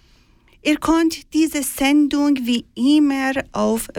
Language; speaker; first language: German; non-native, learner; Persian